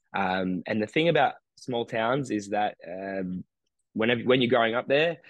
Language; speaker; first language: English; native; English